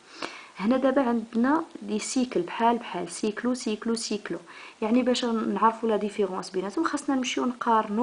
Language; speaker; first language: Arabic; native; Arabic